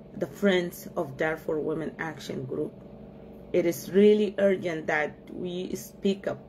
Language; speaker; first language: English; non-native, fluent; Arabic